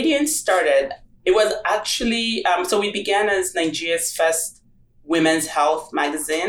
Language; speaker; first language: English; non-native, local second language; Igbo